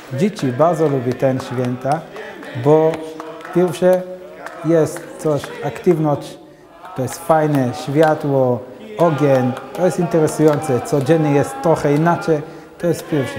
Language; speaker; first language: Polish; non-native, learner; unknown